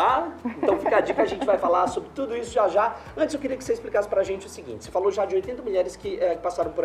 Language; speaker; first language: Portuguese; native; Portuguese